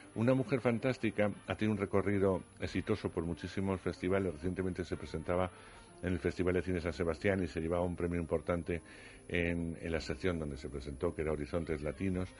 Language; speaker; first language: Spanish; native; Spanish